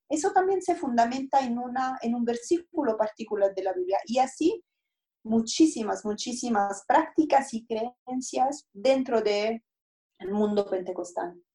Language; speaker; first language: Spanish; non-native, fluent; Italian